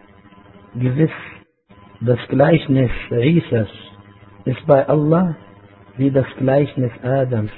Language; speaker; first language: German; non-native, fluent; Arabic